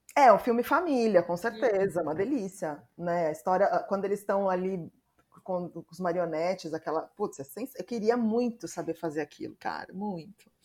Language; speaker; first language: Portuguese; native; Portuguese